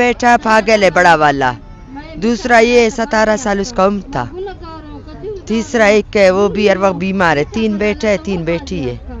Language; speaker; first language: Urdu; non-native, local second language; Baluchi